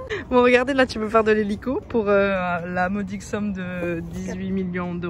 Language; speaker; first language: French; native; French